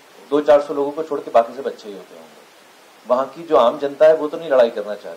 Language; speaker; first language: Hindi; native; Hindi